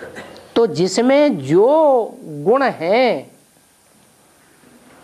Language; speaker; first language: Hindi; native; Hindi